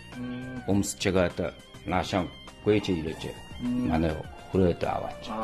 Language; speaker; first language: Mongolian; non-native, local second language; Chinese